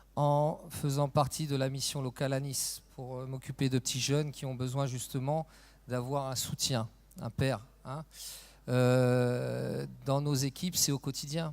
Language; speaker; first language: French; native; French